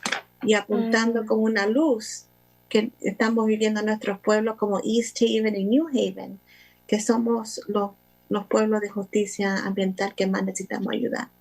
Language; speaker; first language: Spanish; early bilingual, other home language; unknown